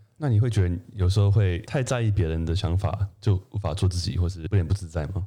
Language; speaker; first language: Chinese; native; Chinese